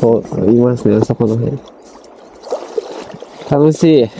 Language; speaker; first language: Japanese; non-native, learner; Indonesian